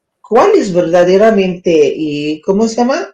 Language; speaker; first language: Spanish; non-native, fluent; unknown